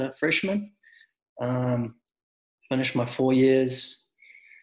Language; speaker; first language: English; native; English